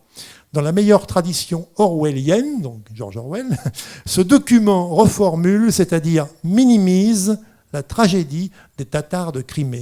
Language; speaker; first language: French; native; French